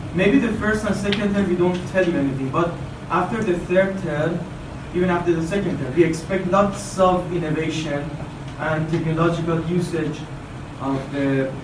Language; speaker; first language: English; non-native, fluent; Persian